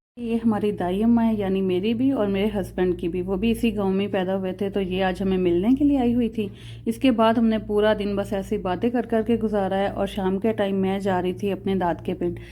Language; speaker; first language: Urdu; non-native, local second language; Punjabi